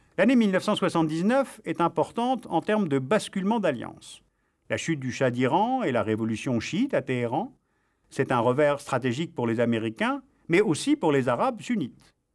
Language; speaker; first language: French; native; French